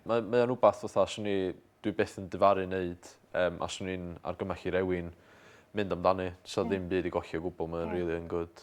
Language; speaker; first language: Welsh; native; Welsh